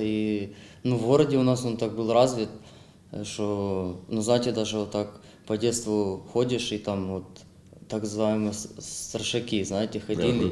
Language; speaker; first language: Russian; non-native, local second language; Ukrainian